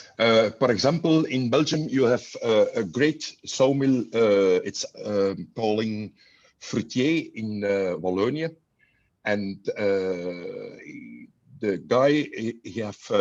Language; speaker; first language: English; non-native, learner; Dutch